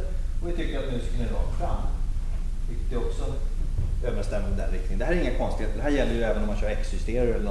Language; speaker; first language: Swedish; native; Swedish